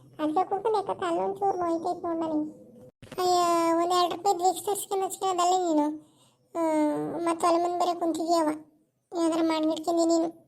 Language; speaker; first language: Kannada; native; Kannada